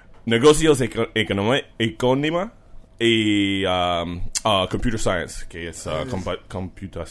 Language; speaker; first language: Spanish; non-native, learner; English